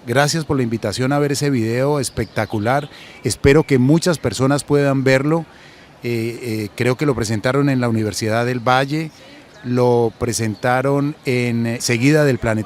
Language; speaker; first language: Spanish; native; Spanish